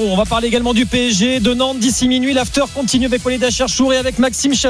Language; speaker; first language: French; native; French